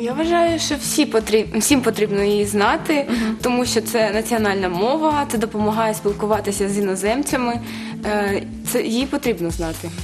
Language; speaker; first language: Ukrainian; native; Ukrainian